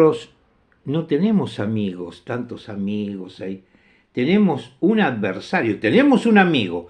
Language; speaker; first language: Spanish; non-native, fluent; Italian